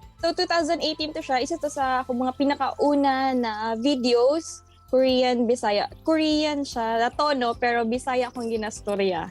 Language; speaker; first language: Cebuano; native; Cebuano